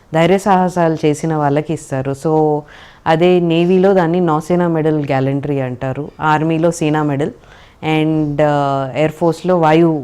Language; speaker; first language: Telugu; native; Telugu